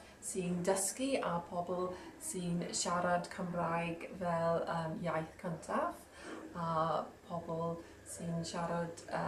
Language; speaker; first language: Welsh; non-native, learner; English